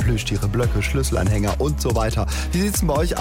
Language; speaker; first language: German; native; German